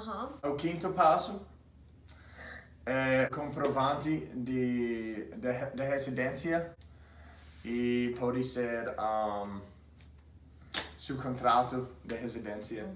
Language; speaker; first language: Portuguese; non-native, fluent; English